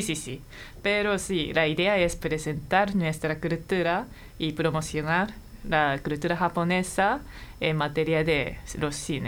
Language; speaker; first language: Spanish; non-native, fluent; Japanese